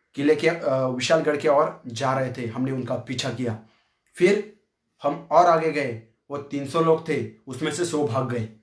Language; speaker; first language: Hindi; non-native, local second language; Marathi